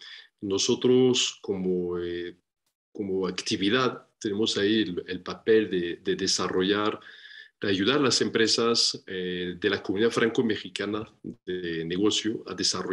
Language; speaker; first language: Spanish; non-native, fluent; French